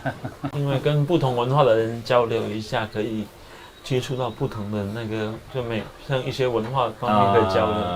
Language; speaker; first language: Chinese; native; Chinese